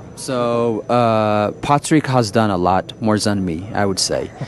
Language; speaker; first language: English; non-native, local second language; Amharic